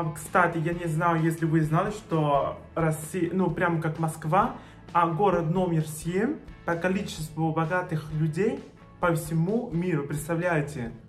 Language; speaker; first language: Russian; non-native, fluent; Spanish